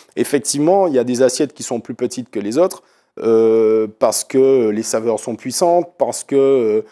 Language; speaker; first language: French; native; French